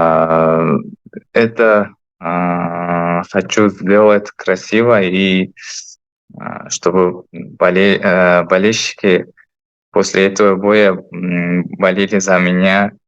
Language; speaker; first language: Russian; non-native, fluent; Uzbek